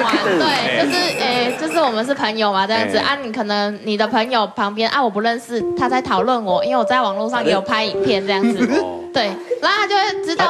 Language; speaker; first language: Chinese; native; Chinese